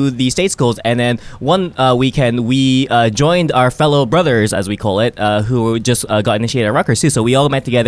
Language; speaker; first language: English; non-native, local second language; Japanese